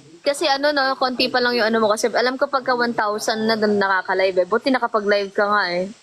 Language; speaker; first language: Filipino; native; Filipino